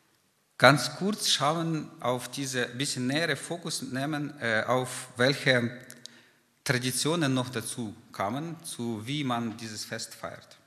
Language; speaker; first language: German; non-native, fluent; Ukrainian